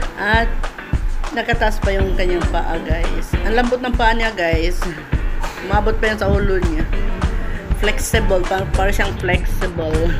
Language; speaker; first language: Filipino; non-native, local second language; Cebuano